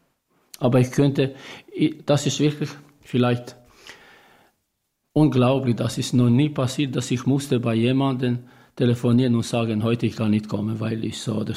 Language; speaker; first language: German; non-native, learner; Albanian